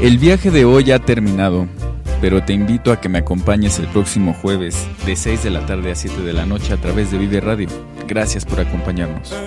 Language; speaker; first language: Spanish; native; Spanish